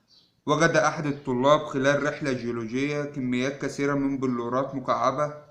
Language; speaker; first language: Arabic; native; Arabic